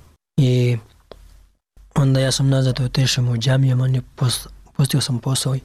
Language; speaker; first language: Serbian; non-native, learner; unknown